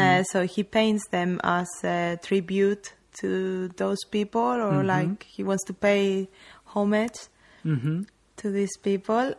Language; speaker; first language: English; non-native, fluent; Spanish